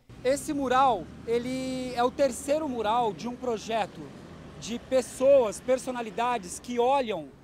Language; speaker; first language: Italian; non-native, learner; Portuguese